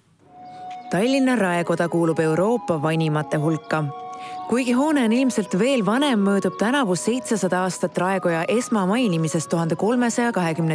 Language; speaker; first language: Estonian; native; Estonian